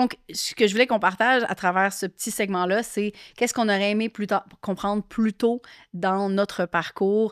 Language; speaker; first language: French; native; French